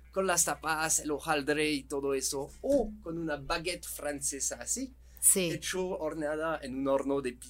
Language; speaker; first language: Spanish; non-native, fluent; French